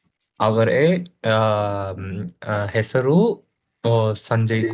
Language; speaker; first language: Kannada; non-native, learner; Tamil